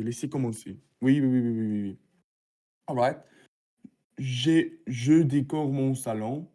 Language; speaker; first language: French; non-native, learner; Russian